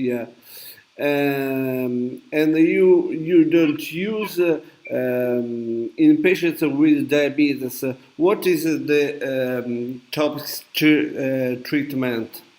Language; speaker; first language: English; non-native, learner; Italian